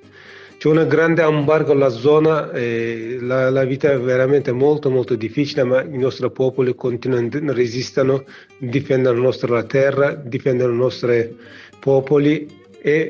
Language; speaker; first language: Italian; non-native, learner; Kurdish